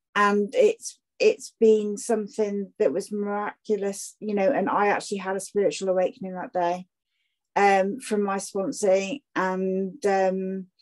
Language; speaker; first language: English; native; English